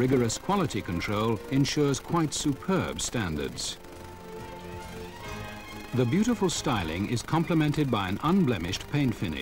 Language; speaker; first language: English; native; English